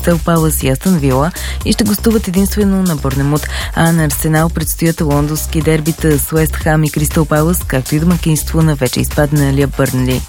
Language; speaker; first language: Bulgarian; native; Bulgarian